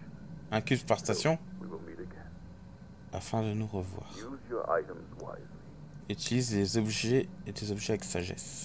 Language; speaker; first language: French; native; French